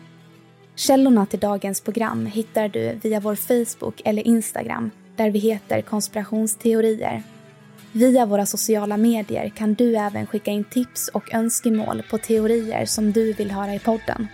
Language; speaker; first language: Swedish; native; Swedish